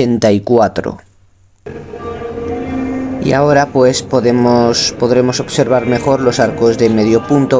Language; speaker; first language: Spanish; native; Spanish